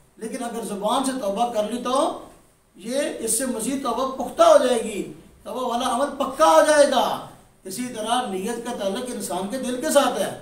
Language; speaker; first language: Urdu; non-native, local second language; Punjabi